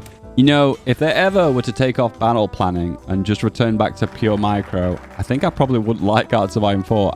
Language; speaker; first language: English; native; English